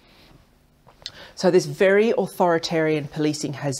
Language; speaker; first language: English; native; English